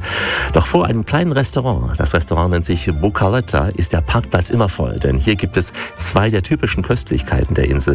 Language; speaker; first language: German; native; German